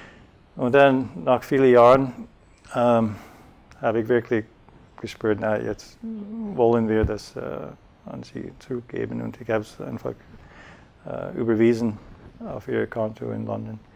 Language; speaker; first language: German; non-native, fluent; English